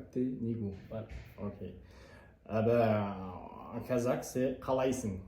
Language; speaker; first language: French; non-native, learner; Kazakh